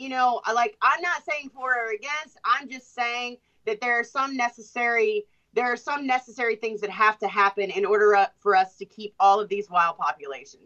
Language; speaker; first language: English; native; English